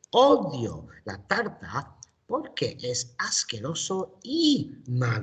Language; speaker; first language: Spanish; non-native, learner; English